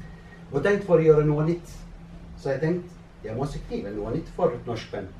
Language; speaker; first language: Norwegian; non-native, fluent; Arabic